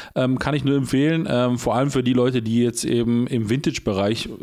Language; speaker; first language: German; early bilingual, heritage; Polish